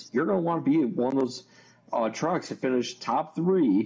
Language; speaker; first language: English; native; English